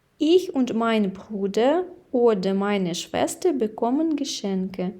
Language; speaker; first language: German; non-native, fluent; Ukrainian